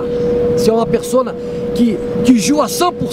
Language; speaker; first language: French; non-native, learner; Portuguese